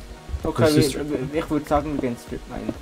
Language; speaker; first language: German; native; German